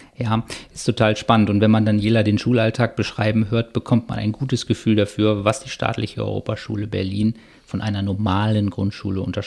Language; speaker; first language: German; native; German